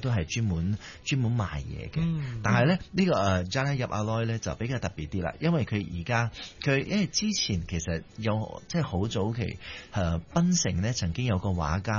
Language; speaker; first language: Cantonese; early bilingual, heritage; Cantonese